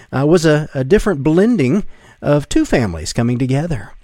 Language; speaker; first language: English; native; English